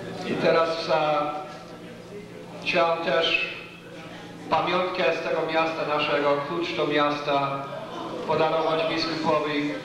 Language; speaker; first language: Polish; early bilingual, heritage; English